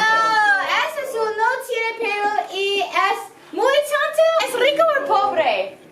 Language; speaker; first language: Spanish; non-native, fluent; English